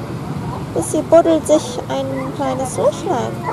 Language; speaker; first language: German; native; German